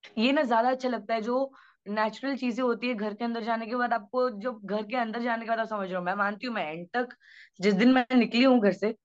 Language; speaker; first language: Hindi; native; Hindi